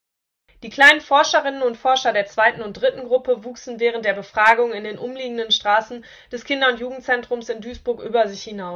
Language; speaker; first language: German; native; German